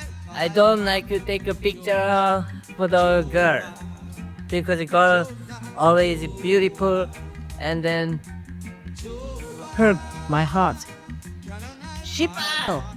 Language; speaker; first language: English; non-native, learner; Korean